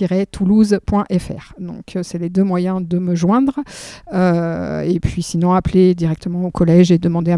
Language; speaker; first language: French; native; French